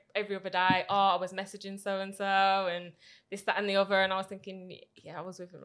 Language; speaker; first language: English; native; English